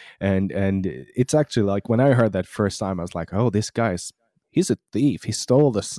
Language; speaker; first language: English; non-native, fluent; Swedish